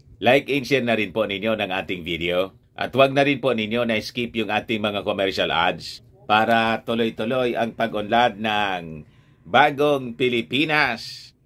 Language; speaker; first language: Filipino; native; Filipino